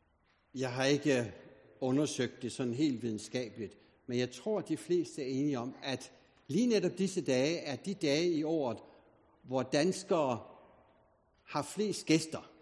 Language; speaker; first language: Danish; native; Danish